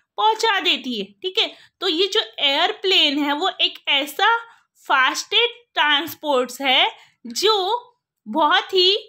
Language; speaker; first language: Hindi; non-native, local second language; Gujarati